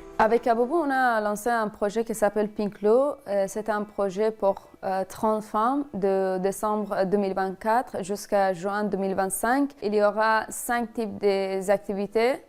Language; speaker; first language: French; non-native, fluent; Persian